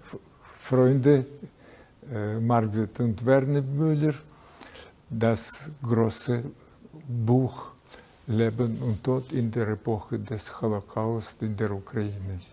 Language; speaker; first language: German; non-native, learner; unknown